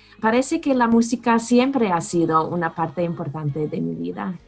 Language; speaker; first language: Spanish; non-native, fluent; English